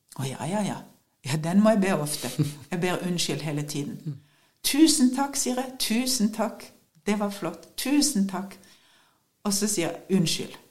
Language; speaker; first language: Norwegian; native; Norwegian